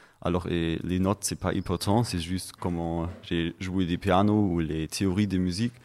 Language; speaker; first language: French; non-native, learner; German